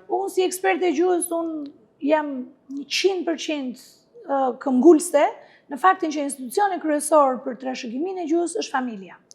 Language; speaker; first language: Albanian; non-native, local second language; Greek